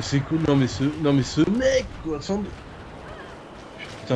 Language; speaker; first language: French; native; French